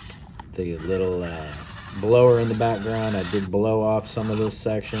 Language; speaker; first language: English; native; English